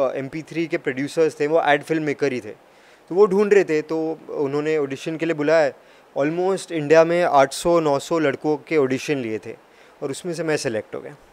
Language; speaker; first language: Hindi; native; Hindi